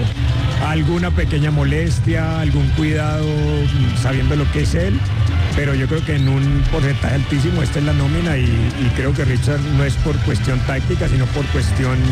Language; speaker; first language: Spanish; native; Spanish